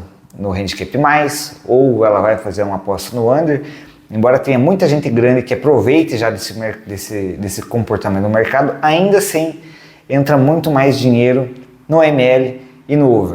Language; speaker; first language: Portuguese; native; Portuguese